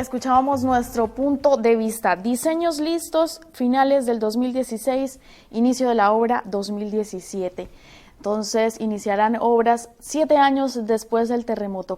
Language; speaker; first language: Spanish; native; Spanish